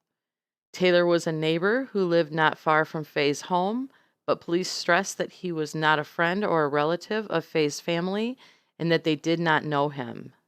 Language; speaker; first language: English; native; English